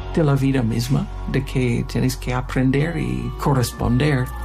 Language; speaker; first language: Spanish; non-native, fluent; English